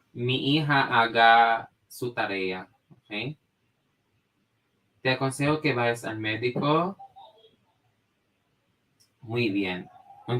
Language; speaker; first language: Spanish; non-native, fluent; Filipino